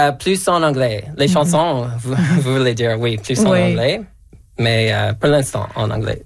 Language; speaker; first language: French; non-native, local second language; English